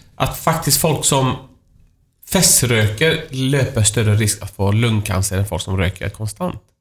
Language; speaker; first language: Swedish; non-native, fluent; Persian